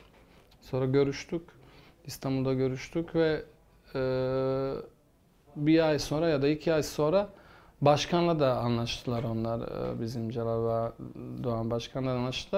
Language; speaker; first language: Turkish; non-native, fluent; Bosnian